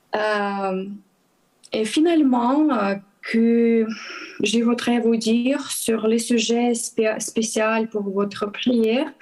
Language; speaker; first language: French; non-native, fluent; Ukrainian